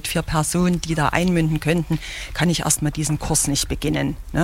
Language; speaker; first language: German; native; German